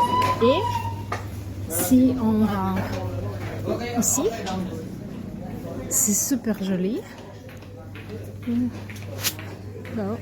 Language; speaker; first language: French; non-native, learner; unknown